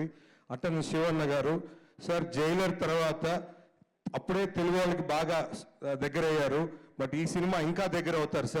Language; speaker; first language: Telugu; native; Telugu